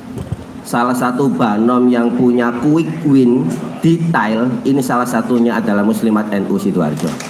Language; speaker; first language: Indonesian; non-native, local second language; Javanese